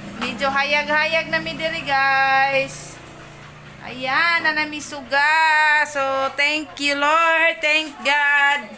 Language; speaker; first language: Filipino; non-native, local second language; Cebuano